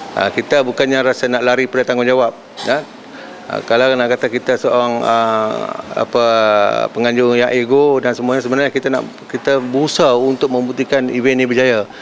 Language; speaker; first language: Malay; native; Malay